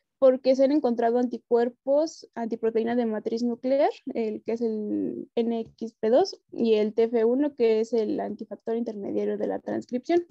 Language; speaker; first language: Spanish; native; Spanish